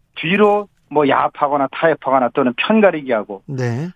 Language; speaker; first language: Korean; native; Korean